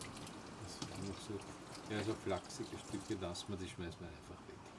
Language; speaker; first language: German; native; German